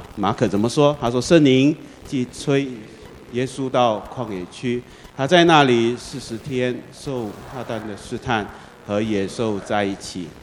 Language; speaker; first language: Chinese; native; Chinese